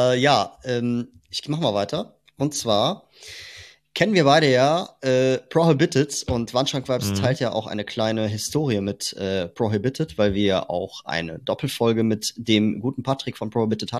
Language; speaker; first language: German; native; German